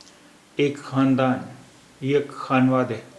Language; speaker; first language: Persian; non-native, fluent; Urdu